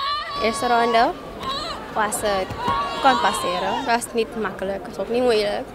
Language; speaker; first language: Dutch; non-native, local second language; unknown